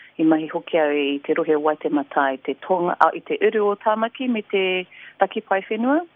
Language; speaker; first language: Māori; non-native, local second language; English